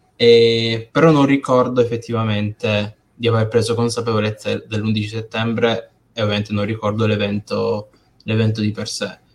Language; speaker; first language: Italian; early bilingual, other home language; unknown